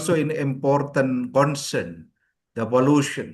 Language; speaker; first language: English; non-native, learner; Indonesian